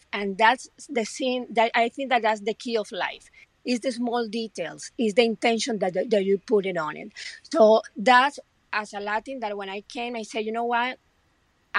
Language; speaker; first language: English; non-native, fluent; Spanish